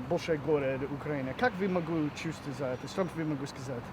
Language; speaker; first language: Russian; non-native, learner; English